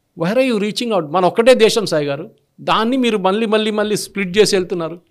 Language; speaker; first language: Telugu; non-native, local second language; Malayalam